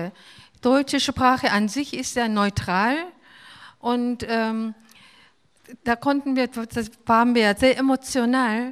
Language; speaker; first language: German; non-native, fluent; Korean